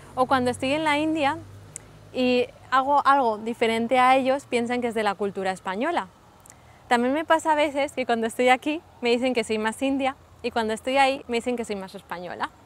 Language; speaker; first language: Spanish; early bilingual, other home language; Sindhi